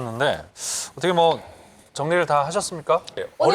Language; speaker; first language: Korean; native; Korean